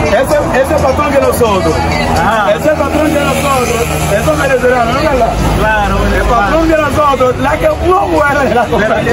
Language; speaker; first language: Spanish; non-native, learner; Haitian Creole